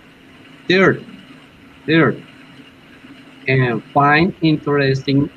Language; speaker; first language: English; non-native, learner; Spanish